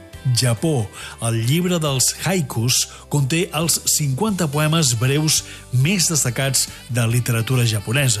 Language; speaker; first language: Catalan; native; Catalan